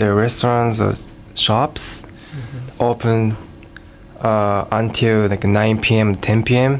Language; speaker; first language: English; non-native, learner; Japanese